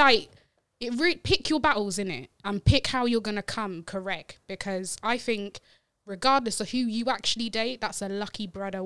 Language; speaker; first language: English; native; English